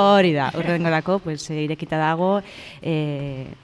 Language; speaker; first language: Basque; non-native, local second language; Spanish